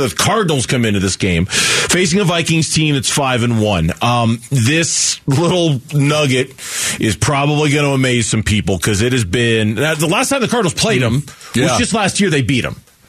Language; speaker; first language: English; native; English